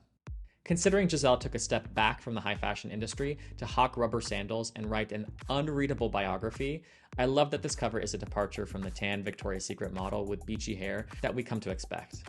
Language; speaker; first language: English; native; English